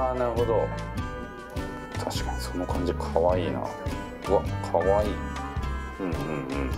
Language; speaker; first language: Japanese; native; Japanese